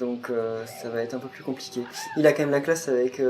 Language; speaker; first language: French; native; French